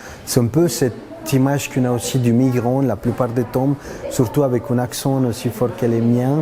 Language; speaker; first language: French; non-native, fluent; Spanish